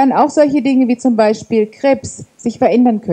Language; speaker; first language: German; native; German